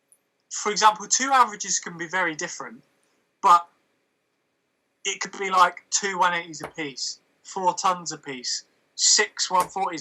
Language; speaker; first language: English; native; English